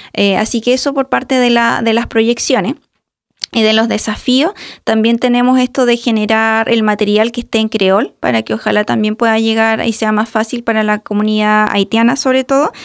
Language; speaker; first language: Spanish; native; Spanish